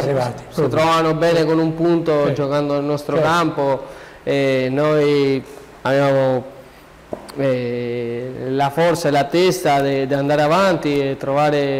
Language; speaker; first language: Italian; non-native, learner; Spanish